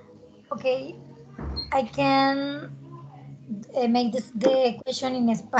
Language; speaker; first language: English; non-native, learner; Spanish